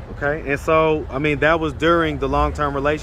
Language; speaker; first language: English; native; English